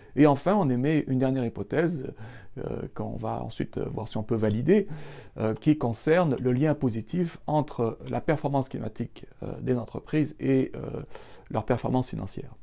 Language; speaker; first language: French; native; French